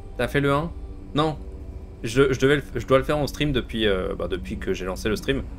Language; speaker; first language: French; native; French